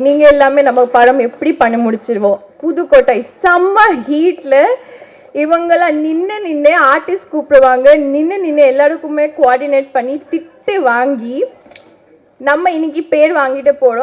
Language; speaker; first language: Tamil; non-native, local second language; Bangla